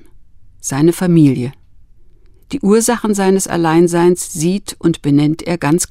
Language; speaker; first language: German; native; German